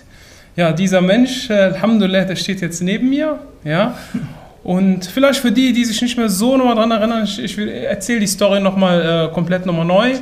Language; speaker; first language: German; native; German